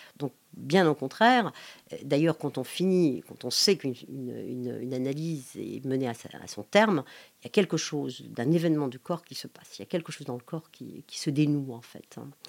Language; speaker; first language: French; non-native, local second language; Arabic